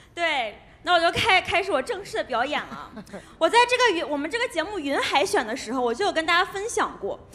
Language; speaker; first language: Chinese; native; Chinese